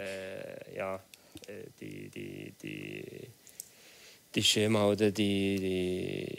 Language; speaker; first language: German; non-native, learner; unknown